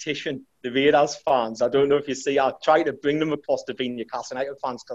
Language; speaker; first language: English; native; English